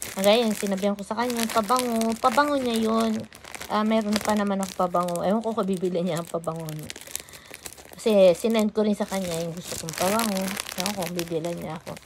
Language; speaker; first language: Filipino; non-native, local second language; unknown